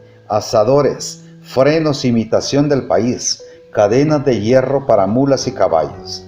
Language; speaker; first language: Spanish; native; Spanish